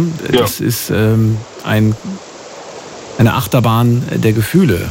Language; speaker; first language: German; native; German